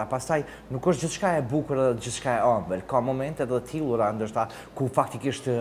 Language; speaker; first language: Albanian; native; Albanian